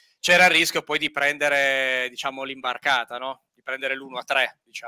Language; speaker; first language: Italian; native; Italian